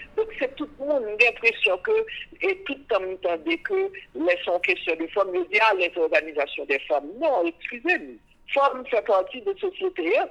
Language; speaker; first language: French; non-native, local second language; Haitian Creole